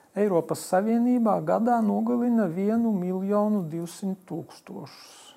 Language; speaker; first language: Latvian; non-native, local second language; Polish